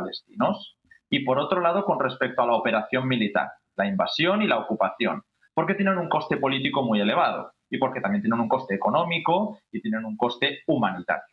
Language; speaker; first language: Spanish; native; Spanish